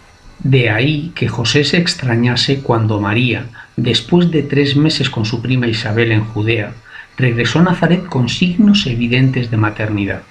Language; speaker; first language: Spanish; native; Spanish